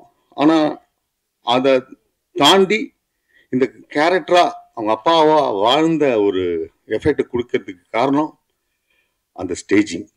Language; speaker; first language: Tamil; native; Tamil